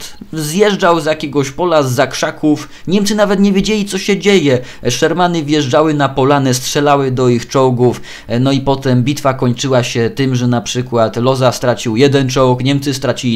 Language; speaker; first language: Polish; native; Polish